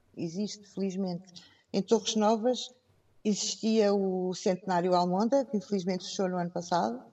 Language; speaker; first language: Portuguese; native; Portuguese